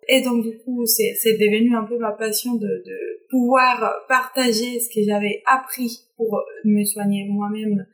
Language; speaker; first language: French; non-native, fluent; Spanish